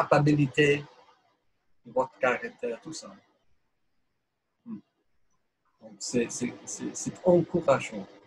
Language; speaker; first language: French; non-native, fluent; English